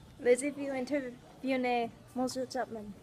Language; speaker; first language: French; non-native, learner; English